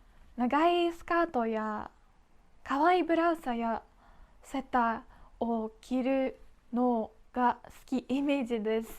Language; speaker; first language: Japanese; non-native, fluent; Dutch